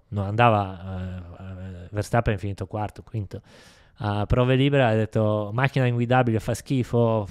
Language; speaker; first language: Italian; non-native, fluent; Polish